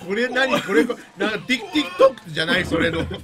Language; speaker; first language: Japanese; non-native, learner; Spanish